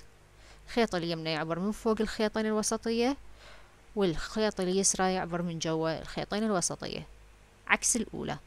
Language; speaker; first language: Arabic; native; Arabic